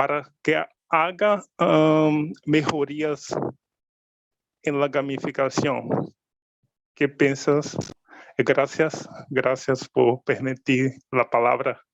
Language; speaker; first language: Spanish; non-native, learner; Portuguese